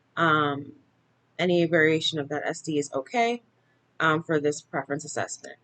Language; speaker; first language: English; native; English